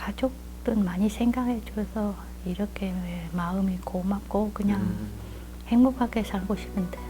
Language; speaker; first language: Korean; non-native, learner; Vietnamese